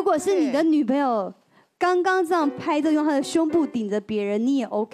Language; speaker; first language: Chinese; native; Chinese